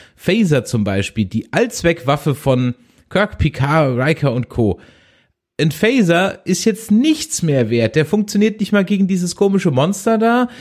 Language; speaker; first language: German; native; German